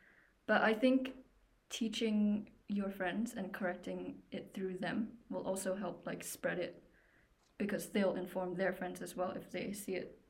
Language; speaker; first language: English; native; English